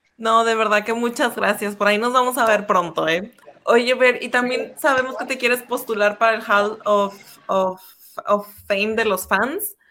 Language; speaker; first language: Spanish; native; Spanish